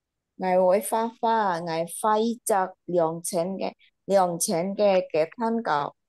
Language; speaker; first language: Chinese; non-native, learner; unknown